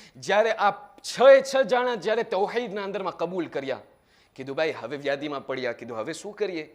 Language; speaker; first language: Gujarati; early bilingual, heritage; Gujarati